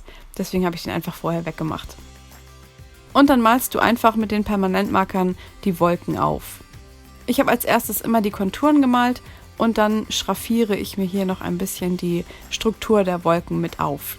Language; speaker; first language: German; native; German